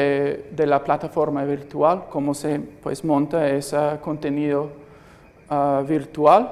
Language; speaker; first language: Spanish; non-native, fluent; English